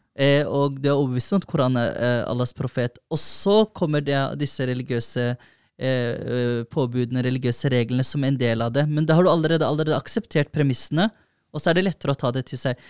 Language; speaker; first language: Norwegian; early bilingual, other home language; Somali